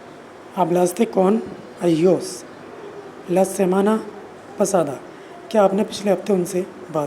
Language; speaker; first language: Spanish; non-native, learner; Hindi